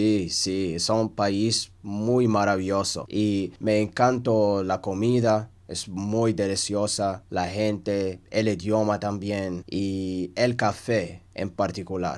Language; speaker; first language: Spanish; non-native, learner; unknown